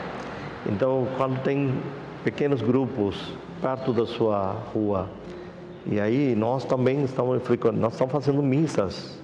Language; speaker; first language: Portuguese; non-native, fluent; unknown